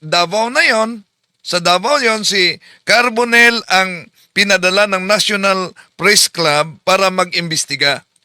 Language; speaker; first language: Filipino; native; Filipino